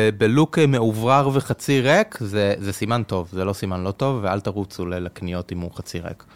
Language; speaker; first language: Hebrew; native; Hebrew